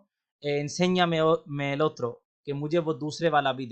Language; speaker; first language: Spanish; non-native, fluent; Urdu